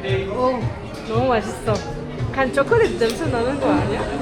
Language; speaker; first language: Korean; non-native, fluent; Spanish